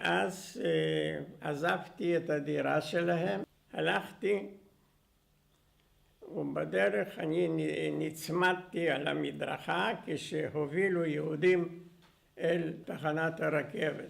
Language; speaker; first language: Hebrew; non-native, fluent; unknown